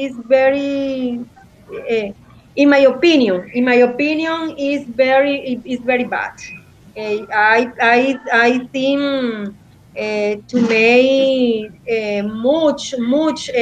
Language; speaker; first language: English; non-native, learner; Spanish